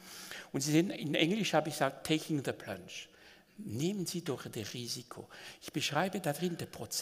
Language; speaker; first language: German; non-native, local second language; French